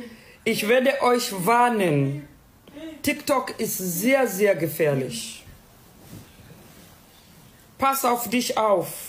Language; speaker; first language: German; non-native, learner; Swahili